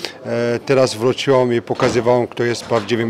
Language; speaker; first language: Polish; non-native, fluent; French